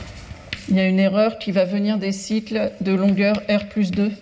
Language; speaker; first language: French; native; French